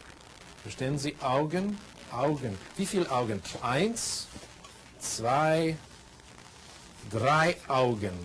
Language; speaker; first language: German; non-native, fluent; English